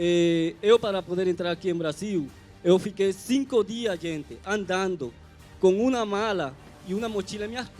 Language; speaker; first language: Portuguese; non-native, learner; Spanish